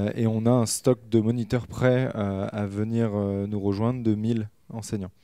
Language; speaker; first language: French; native; French